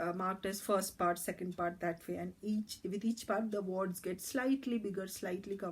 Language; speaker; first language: English; non-native, local second language; Bangla